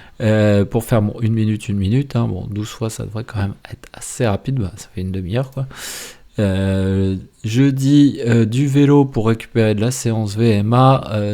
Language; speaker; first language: French; native; French